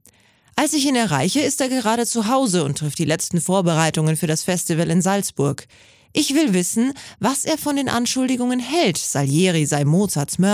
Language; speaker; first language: German; native; German